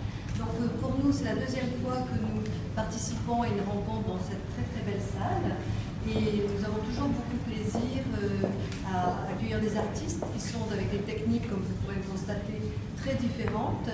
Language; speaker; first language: French; native; French